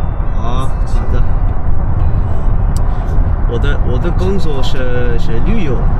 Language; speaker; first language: Chinese; non-native, learner; English